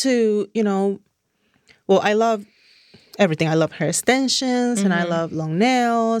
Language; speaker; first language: English; non-native, fluent; Spanish